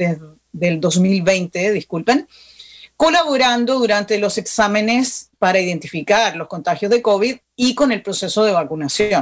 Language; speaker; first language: Spanish; native; Spanish